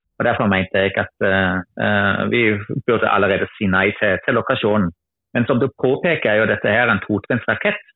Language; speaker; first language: Norwegian; non-native, fluent; German